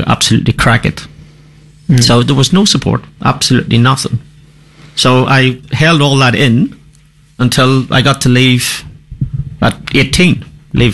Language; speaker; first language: English; native; English